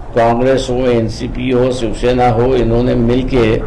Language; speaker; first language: Hindi; non-native, local second language; Marathi